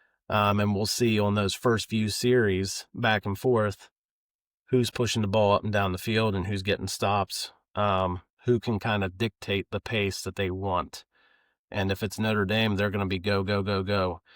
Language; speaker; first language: English; native; English